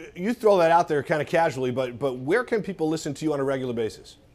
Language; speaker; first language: English; native; English